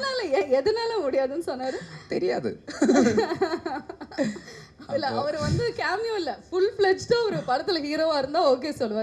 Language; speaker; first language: Tamil; native; Tamil